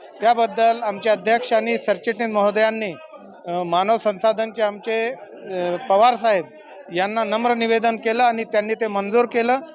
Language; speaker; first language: Marathi; native; Marathi